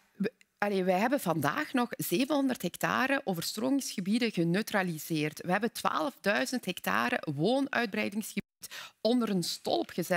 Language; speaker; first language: Dutch; native; Dutch